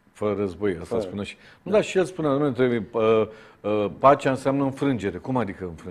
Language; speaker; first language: Romanian; native; Romanian